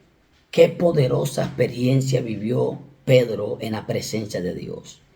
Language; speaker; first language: Spanish; native; Spanish